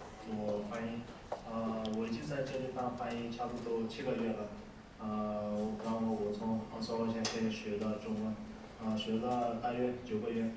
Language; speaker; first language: Chinese; non-native, learner; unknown